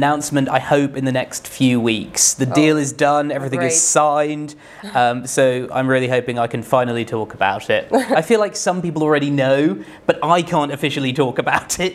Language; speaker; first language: English; native; English